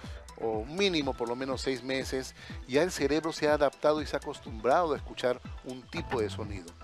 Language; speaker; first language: Spanish; native; Spanish